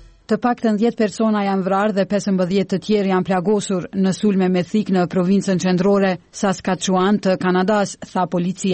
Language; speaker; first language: Albanian; native; Albanian